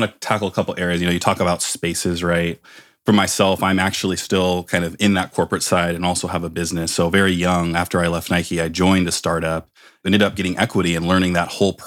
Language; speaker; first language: English; native; English